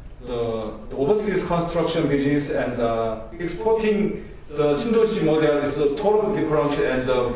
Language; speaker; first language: English; non-native, learner; Korean